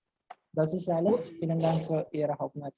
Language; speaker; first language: German; non-native, learner; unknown